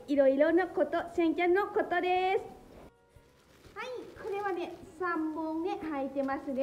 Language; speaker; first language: Japanese; non-native, learner; Lao